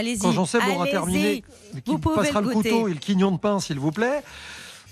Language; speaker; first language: French; native; French